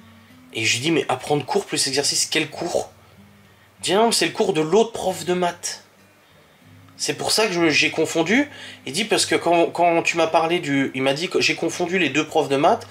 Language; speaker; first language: French; native; French